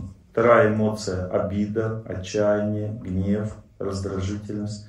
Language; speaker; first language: Russian; native; Russian